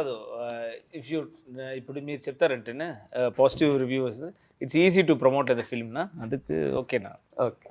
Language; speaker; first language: Telugu; non-native, learner; Tamil